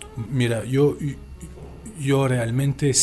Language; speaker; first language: Spanish; non-native, fluent; French